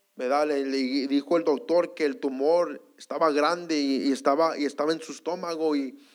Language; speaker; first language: Spanish; early bilingual, heritage; Spanish